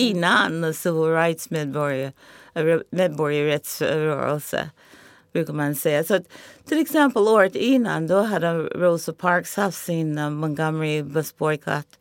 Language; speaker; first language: Swedish; non-native, fluent; English